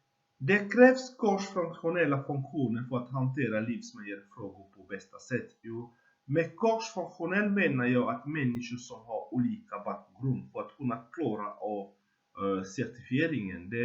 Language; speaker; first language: Swedish; non-native, fluent; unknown